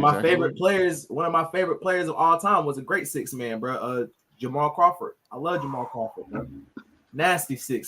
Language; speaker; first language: English; native; English